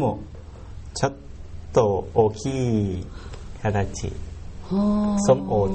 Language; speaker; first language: Japanese; non-native, learner; Thai